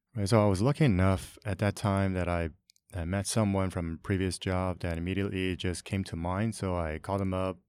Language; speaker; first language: English; non-native, local second language; Cantonese